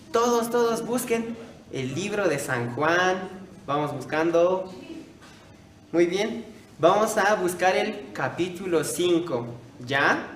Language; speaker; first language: Spanish; native; Spanish